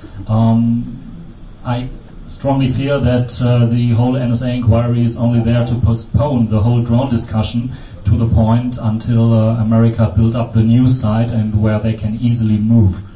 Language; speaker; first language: English; non-native, fluent; German